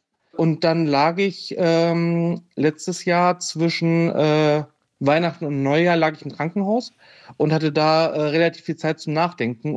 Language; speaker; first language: German; native; German